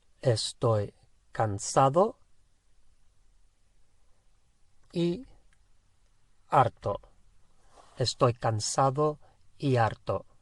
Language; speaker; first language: Spanish; non-native, fluent; English